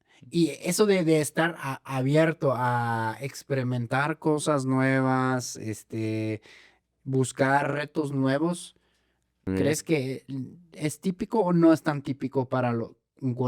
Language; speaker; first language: Spanish; non-native, fluent; German